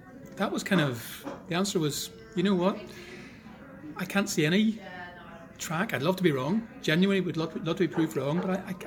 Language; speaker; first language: English; native; English